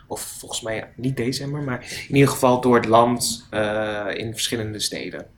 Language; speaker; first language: Dutch; native; Dutch